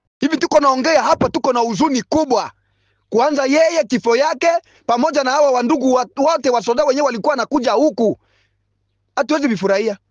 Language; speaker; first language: Swahili; non-native, local second language; Bembe